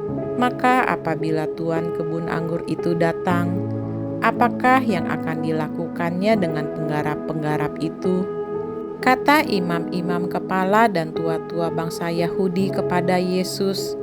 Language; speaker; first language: Indonesian; native; Indonesian